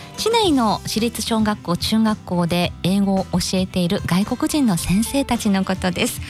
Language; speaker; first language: Japanese; native; Japanese